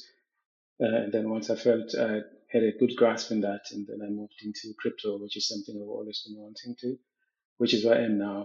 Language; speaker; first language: English; non-native, local second language; Swati